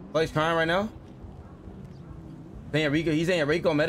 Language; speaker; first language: English; native; English